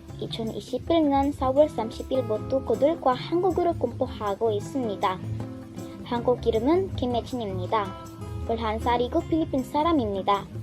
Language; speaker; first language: Korean; non-native, learner; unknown